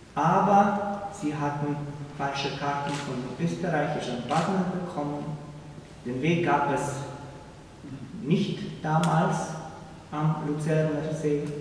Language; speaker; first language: German; non-native, fluent; Russian